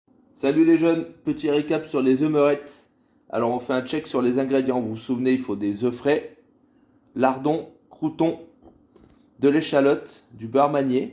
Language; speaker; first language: French; native; French